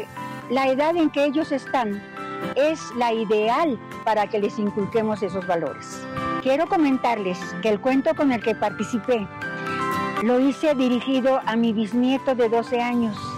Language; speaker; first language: Spanish; native; Spanish